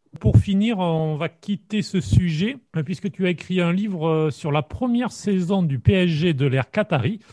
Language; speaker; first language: French; native; French